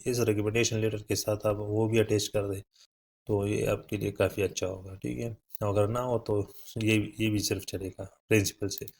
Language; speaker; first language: Urdu; non-native, local second language; Pashto